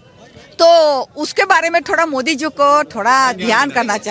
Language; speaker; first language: Hindi; early bilingual, heritage; Caribbean Hindustani